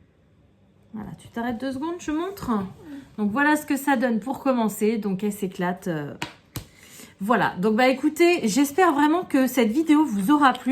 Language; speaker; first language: French; native; French